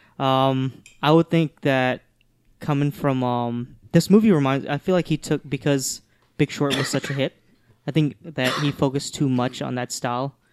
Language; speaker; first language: English; native; English